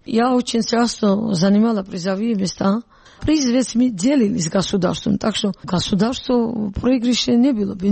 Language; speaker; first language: Russian; non-native, local second language; Georgian